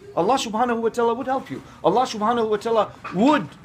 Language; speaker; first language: English; non-native, fluent; Bosnian